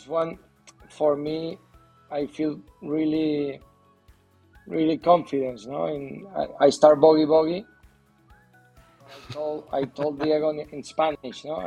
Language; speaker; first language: English; non-native, learner; Spanish